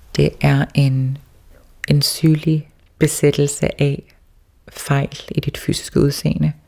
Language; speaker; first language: Danish; early bilingual, other home language; Faroese